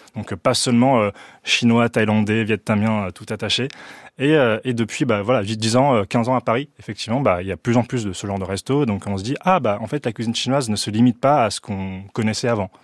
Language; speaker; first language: French; early bilingual, other home language; Chinese